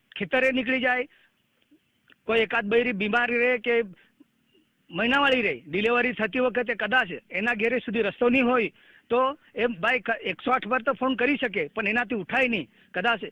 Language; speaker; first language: Gujarati; non-native, local second language; Kukna